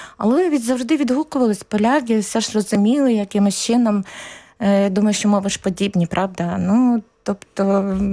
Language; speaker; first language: Ukrainian; native; Ukrainian